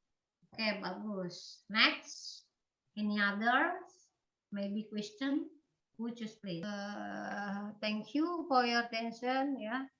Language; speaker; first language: English; non-native, learner; Indonesian